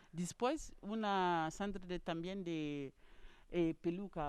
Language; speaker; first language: Spanish; non-native, learner; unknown